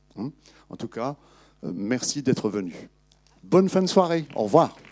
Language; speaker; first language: French; native; French